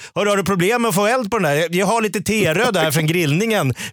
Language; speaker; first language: Swedish; native; Swedish